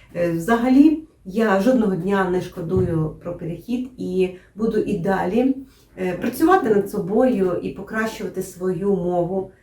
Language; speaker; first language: Ukrainian; non-native, local second language; Russian